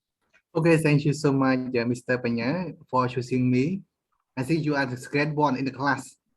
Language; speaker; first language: English; non-native, learner; Khmer